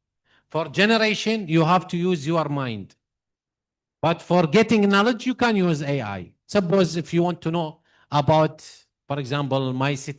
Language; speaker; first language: English; non-native, fluent; Arabic